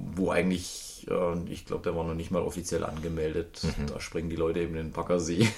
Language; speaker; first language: German; native; German